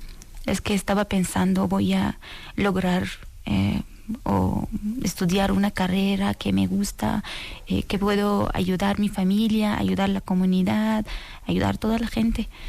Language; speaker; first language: Spanish; non-native, learner; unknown